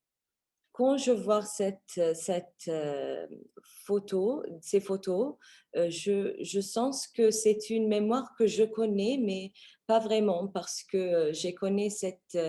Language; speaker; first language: French; non-native, fluent; Arabic